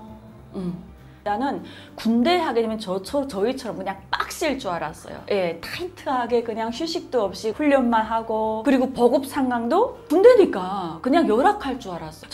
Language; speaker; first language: Korean; native; Korean